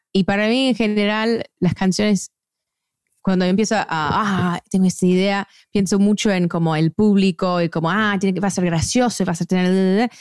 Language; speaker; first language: Spanish; non-native, fluent; English